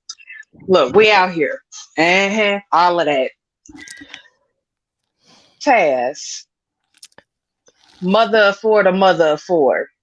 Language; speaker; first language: English; native; English